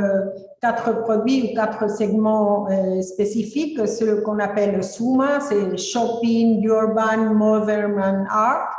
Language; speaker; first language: French; non-native, fluent; Spanish